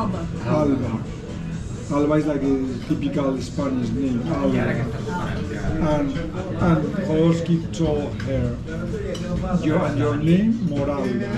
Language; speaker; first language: English; non-native, fluent; Spanish